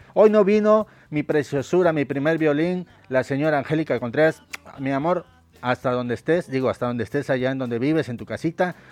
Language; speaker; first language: Spanish; native; Spanish